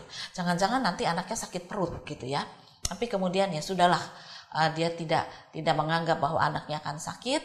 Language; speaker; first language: Indonesian; native; Indonesian